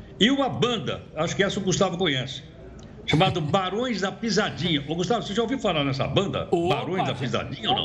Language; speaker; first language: Portuguese; native; Portuguese